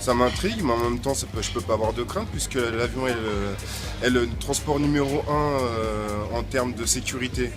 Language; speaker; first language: French; native; French